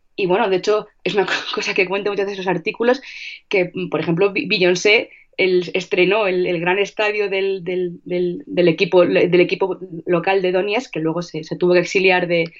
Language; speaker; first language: Spanish; non-native, fluent; Russian